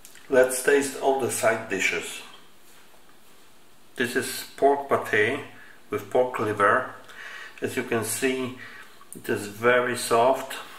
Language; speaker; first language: English; non-native, fluent; Polish